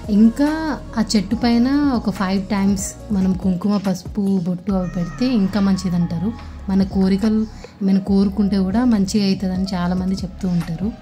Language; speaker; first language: Telugu; non-native, local second language; Lambadi